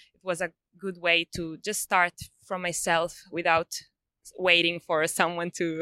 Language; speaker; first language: English; non-native, fluent; Italian